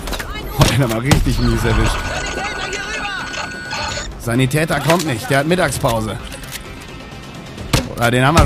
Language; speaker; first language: German; native; German